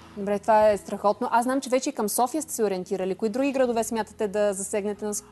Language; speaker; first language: Bulgarian; native; Bulgarian